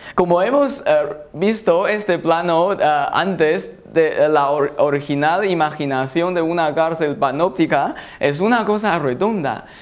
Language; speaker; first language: Spanish; non-native, fluent; Chinese